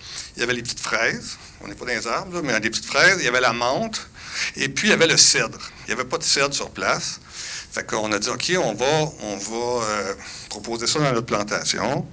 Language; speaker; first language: French; native; French